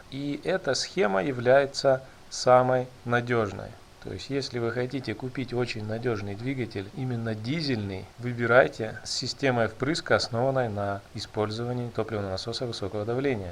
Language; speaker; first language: Russian; native; Russian